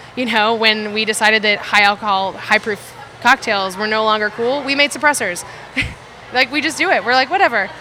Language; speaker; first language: English; native; English